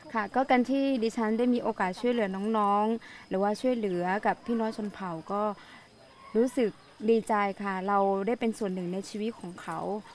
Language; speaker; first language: Thai; early bilingual, other home language; Akha